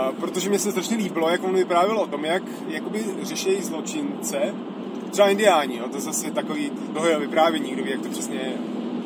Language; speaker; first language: Czech; native; Czech